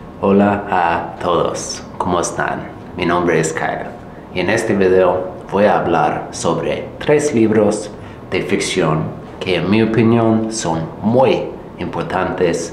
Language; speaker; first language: Spanish; non-native, fluent; English